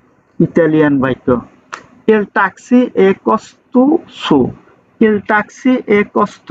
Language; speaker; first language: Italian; non-native, learner; Bangla